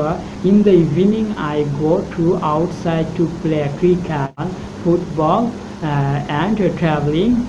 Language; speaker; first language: English; non-native, learner; Bangla